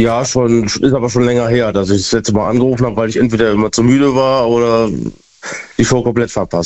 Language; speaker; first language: German; native; German